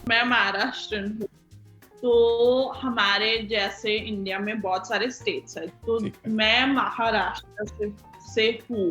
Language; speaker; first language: Hindi; non-native, local second language; Marathi